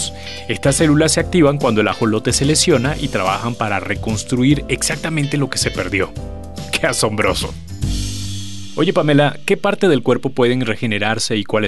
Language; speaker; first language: Spanish; native; Spanish